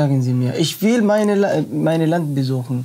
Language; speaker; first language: German; non-native, learner; Arabic